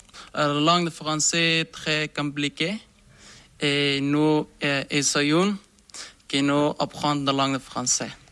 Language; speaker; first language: French; non-native, learner; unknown